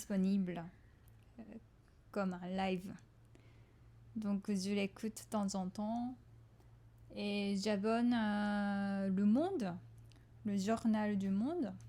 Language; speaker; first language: French; non-native, fluent; Japanese